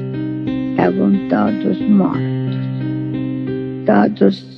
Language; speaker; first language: Portuguese; non-native, fluent; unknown